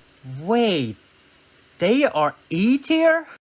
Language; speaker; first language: English; non-native, fluent; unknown